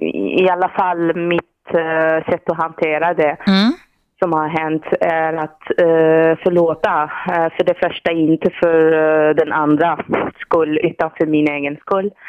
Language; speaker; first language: Swedish; non-native, fluent; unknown